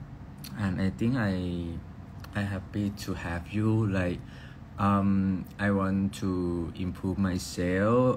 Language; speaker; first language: English; non-native, learner; Thai